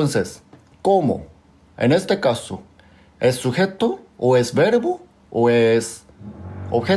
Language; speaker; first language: Spanish; non-native, fluent; Korean